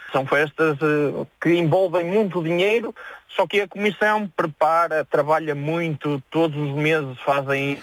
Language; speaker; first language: Portuguese; native; Portuguese